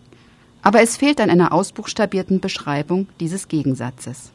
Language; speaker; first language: German; native; German